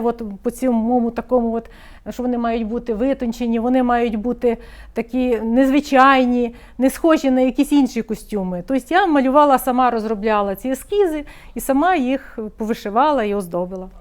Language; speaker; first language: Ukrainian; native; Ukrainian